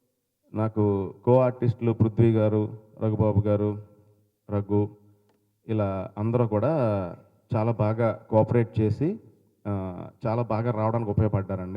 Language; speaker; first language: Telugu; native; Telugu